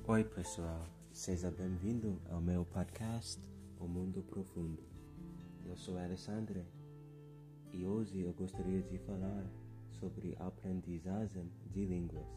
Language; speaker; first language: Portuguese; non-native, fluent; English